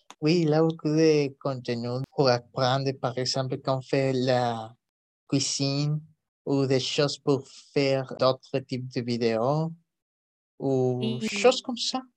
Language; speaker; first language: French; non-native, learner; Spanish